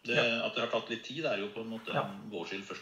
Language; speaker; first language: Norwegian; native; Norwegian